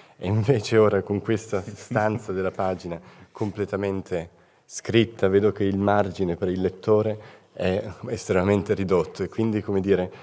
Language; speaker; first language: Italian; native; Italian